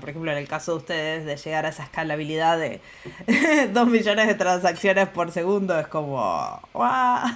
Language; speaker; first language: Spanish; native; Spanish